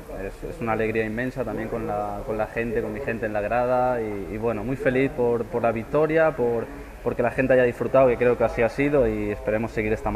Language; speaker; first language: Spanish; native; Spanish